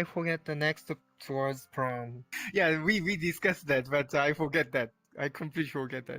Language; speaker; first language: English; non-native, learner; Japanese